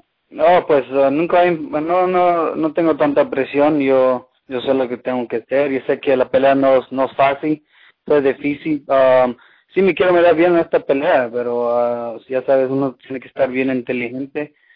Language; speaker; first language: Spanish; early bilingual, heritage; Spanish